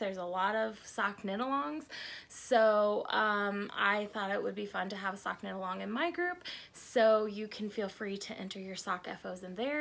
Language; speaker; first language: English; native; English